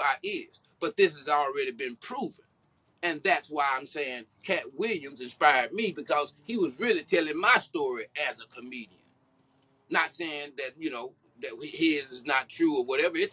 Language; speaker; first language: English; native; English